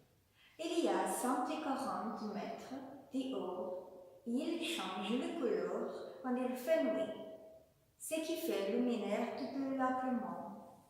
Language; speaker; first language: French; non-native, learner; Portuguese